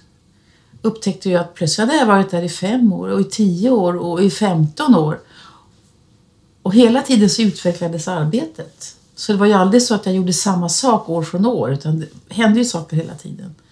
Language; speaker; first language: Swedish; native; Swedish